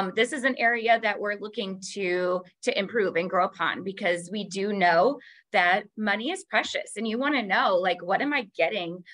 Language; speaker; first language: English; native; English